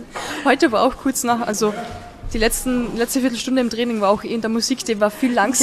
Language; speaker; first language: German; native; German